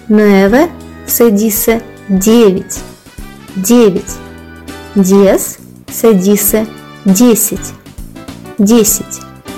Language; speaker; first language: Spanish; non-native, fluent; Russian